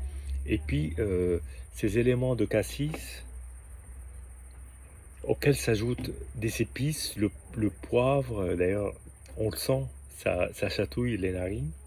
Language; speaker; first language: French; native; French